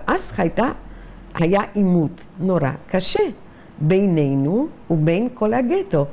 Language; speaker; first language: Hebrew; non-native, fluent; Yiddish